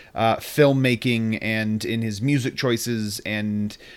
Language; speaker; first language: English; native; English